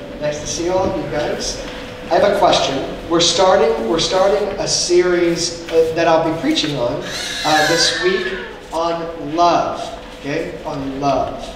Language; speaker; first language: English; native; English